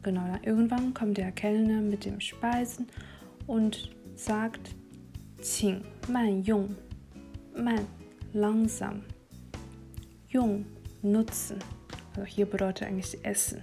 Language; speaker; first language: German; non-native, fluent; Chinese